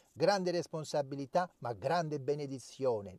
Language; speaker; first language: Italian; native; Italian